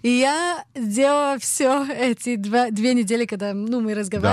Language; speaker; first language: Russian; early bilingual, heritage; Russian